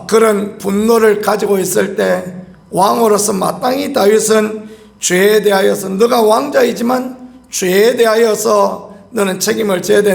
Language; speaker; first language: Korean; native; Korean